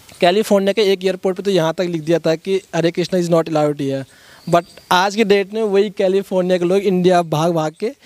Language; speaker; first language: Hindi; native; Hindi